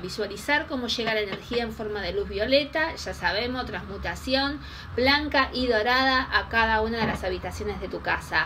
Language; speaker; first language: Spanish; native; Spanish